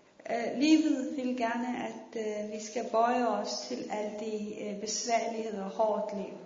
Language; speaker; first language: Danish; non-native, fluent; Persian